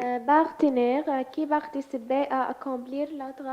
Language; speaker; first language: French; non-native, learner; Arabic